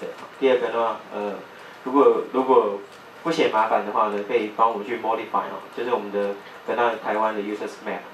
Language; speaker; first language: Chinese; native; Chinese